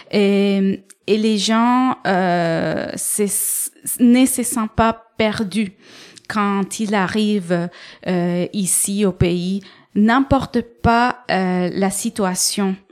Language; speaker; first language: French; non-native, fluent; Spanish